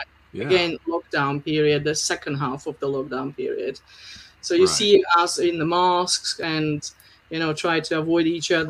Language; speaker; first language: English; non-native, fluent; Slovak